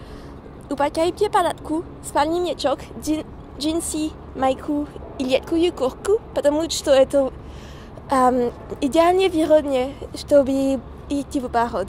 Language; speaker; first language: Russian; non-native, learner; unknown